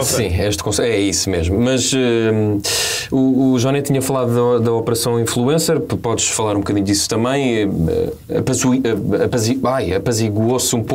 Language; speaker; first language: Portuguese; native; Portuguese